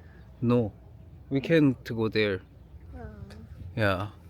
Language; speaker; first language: English; non-native, learner; Korean